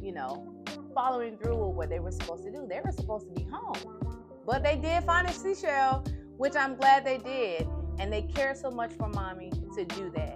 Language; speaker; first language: English; native; English